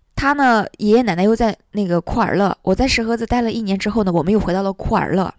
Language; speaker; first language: Chinese; native; Chinese